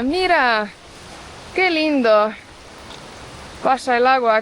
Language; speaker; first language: Spanish; non-native, fluent; Portuguese